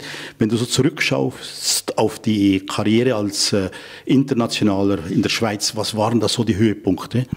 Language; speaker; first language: German; native; German